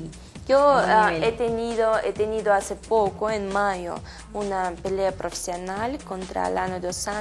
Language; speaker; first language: Spanish; non-native, learner; Russian